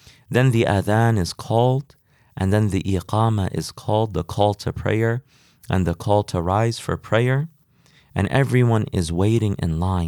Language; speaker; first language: English; native; English